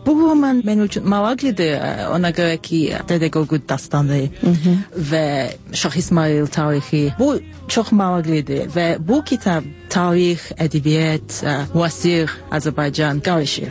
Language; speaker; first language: Azerbaijani; non-native, learner; English